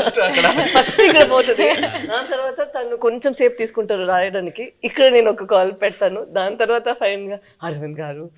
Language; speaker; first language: Telugu; non-native, fluent; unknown